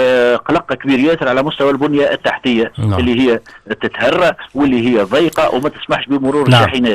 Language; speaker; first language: Arabic; native; Arabic